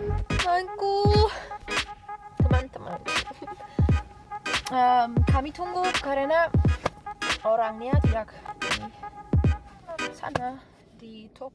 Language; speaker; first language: Indonesian; non-native, learner; Turkish